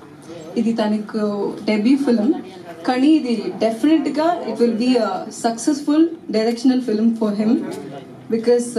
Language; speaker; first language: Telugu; non-native, learner; Tamil